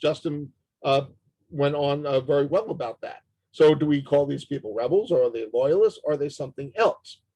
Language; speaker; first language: English; native; English